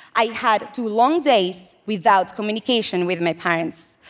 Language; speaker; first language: English; non-native, fluent; Spanish